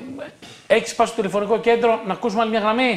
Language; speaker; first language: Greek; native; Greek